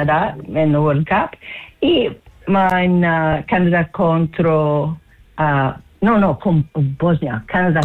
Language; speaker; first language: Italian; non-native, learner; English